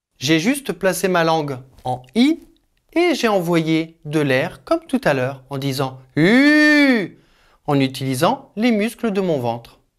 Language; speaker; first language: French; native; French